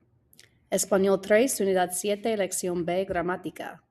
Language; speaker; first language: Spanish; non-native, fluent; English